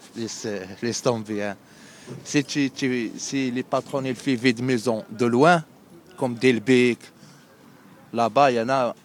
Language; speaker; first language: French; non-native, learner; Arabic